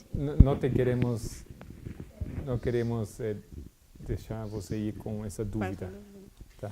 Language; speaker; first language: Portuguese; non-native, fluent; Spanish